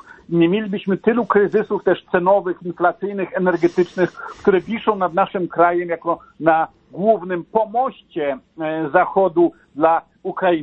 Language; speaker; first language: Polish; native; Polish